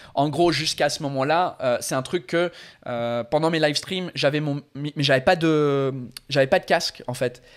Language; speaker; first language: French; non-native, fluent; English